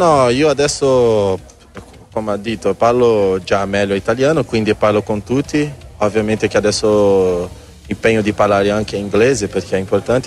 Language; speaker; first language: Italian; non-native, learner; Portuguese